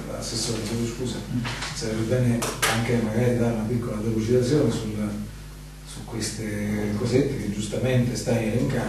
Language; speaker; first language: Italian; native; Italian